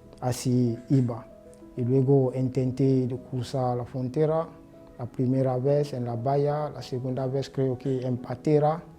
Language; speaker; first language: Spanish; non-native, learner; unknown